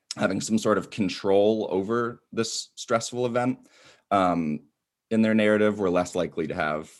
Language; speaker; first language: English; native; English